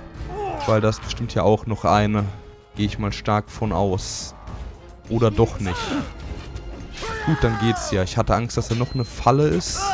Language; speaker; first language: German; native; German